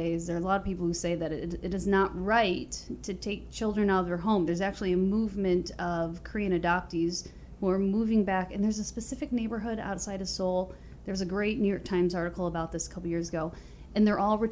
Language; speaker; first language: English; native; English